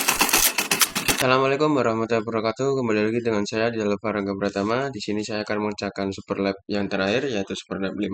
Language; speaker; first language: Indonesian; native; Indonesian